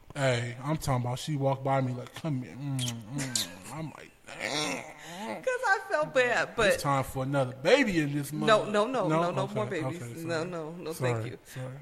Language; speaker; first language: English; native; English